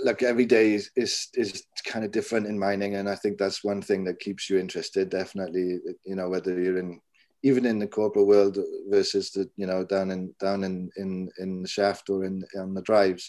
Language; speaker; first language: English; native; English